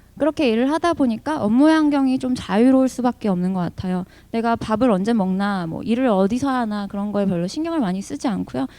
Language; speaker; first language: Korean; early bilingual, heritage; Korean